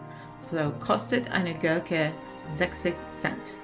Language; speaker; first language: German; non-native, learner; English